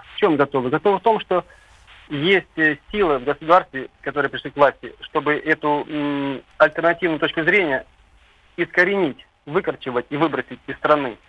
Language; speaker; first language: Russian; native; Russian